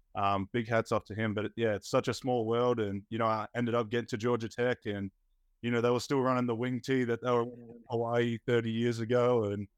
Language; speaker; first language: English; native; English